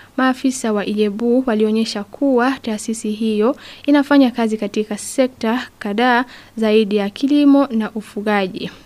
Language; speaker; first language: Swahili; non-native, local second language; Rundi